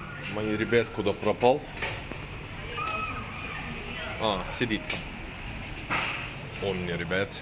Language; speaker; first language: Russian; non-native, learner; Turkish